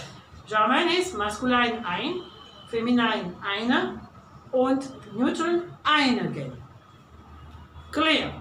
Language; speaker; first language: German; non-native, fluent; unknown